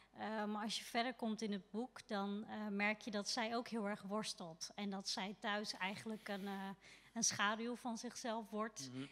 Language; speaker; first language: Dutch; native; Dutch